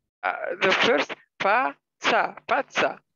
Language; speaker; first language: English; non-native, learner; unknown